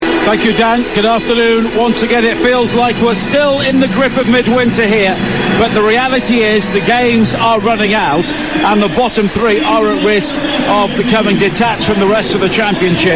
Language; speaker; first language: English; native; English